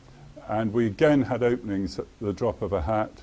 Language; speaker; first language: English; native; English